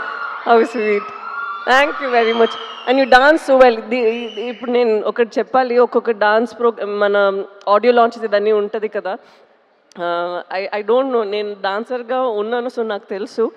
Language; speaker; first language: Telugu; non-native, local second language; Tamil